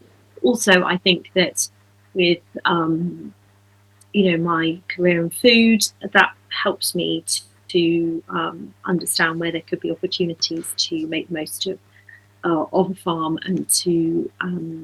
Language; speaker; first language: English; native; English